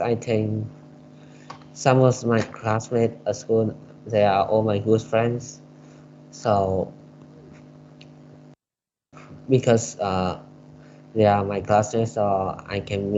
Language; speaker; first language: English; non-native, learner; Vietnamese